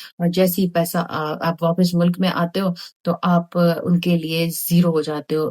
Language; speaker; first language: Urdu; native; Urdu